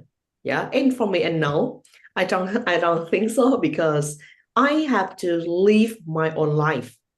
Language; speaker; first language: English; non-native, learner; Vietnamese